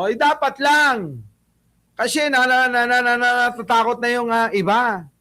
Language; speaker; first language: Filipino; non-native, local second language; Iloko